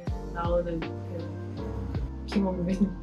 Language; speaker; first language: Korean; non-native, learner; Dutch